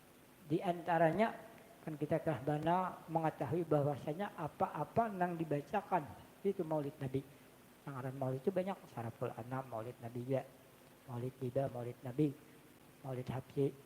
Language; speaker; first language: Indonesian; non-native, local second language; Banjar